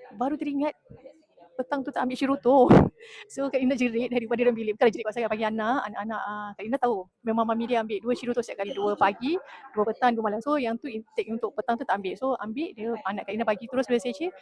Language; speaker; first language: Malay; native; Malay